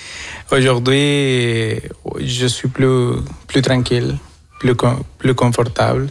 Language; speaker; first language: French; non-native, fluent; Spanish